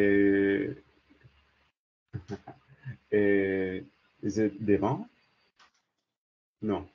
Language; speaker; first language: French; non-native, learner; English